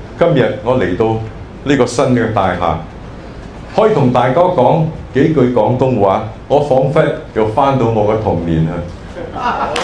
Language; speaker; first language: Cantonese; non-native, local second language; Min Nan Chinese